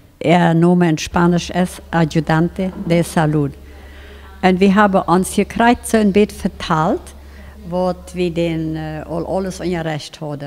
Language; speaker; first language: German; non-native, local second language; Plautdietsch